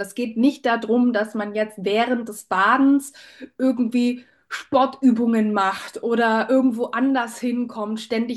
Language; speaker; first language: German; native; German